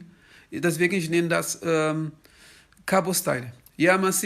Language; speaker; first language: German; non-native, fluent; Kabuverdianu